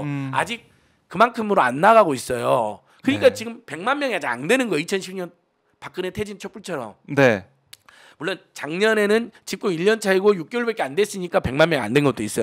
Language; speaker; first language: Korean; native; Korean